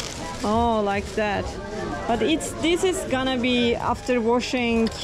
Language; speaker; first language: English; non-native, learner; Turkish